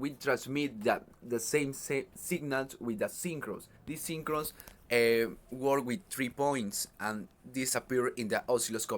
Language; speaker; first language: English; non-native, learner; Spanish